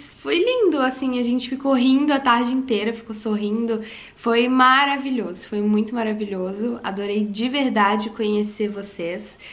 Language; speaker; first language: Portuguese; native; Portuguese